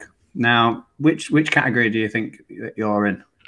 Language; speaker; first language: English; native; English